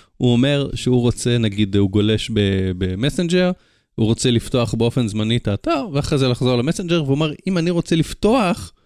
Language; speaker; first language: Hebrew; native; Hebrew